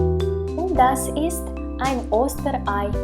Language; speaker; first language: German; non-native, fluent; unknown